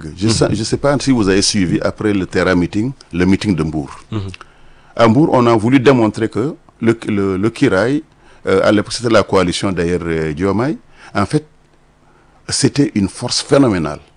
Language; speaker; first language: French; non-native, local second language; Wolof